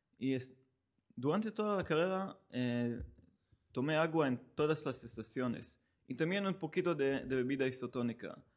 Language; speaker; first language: Spanish; non-native, learner; Hebrew